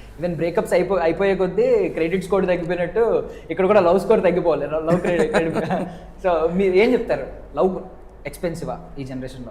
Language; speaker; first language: Telugu; native; Telugu